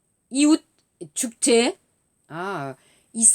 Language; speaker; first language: Korean; non-native, learner; French